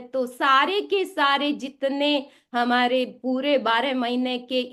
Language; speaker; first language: Hindi; native; Hindi